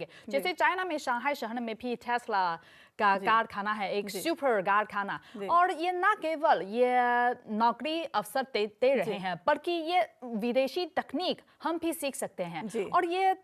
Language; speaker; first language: Hindi; non-native, fluent; Chinese